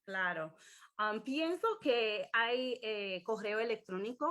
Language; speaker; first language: Spanish; early bilingual, heritage; English